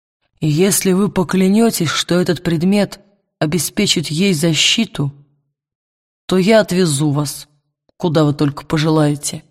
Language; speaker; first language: Russian; native; Russian